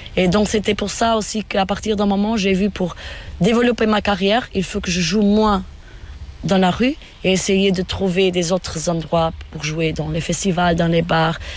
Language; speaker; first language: French; non-native, fluent; Portuguese